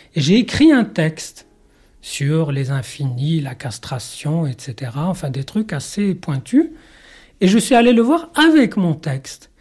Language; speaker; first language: French; non-native, local second language; Arabic